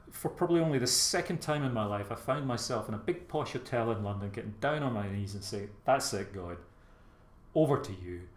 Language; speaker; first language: English; native; English